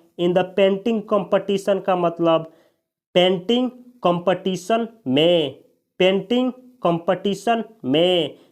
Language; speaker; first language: Hindi; native; Hindi